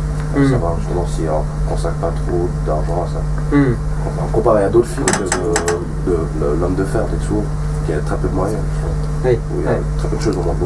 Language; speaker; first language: French; native; French